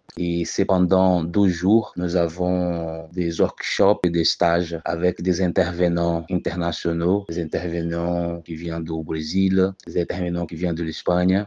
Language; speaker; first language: French; non-native, fluent; Portuguese